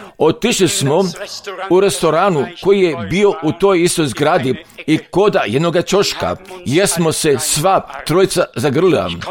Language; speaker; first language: Croatian; non-native, fluent; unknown